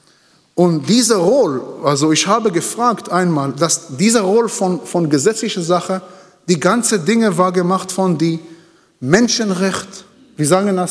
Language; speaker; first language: German; non-native, learner; Hebrew